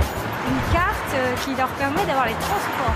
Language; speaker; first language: French; native; French